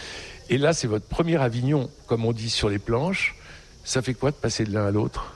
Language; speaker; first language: French; native; French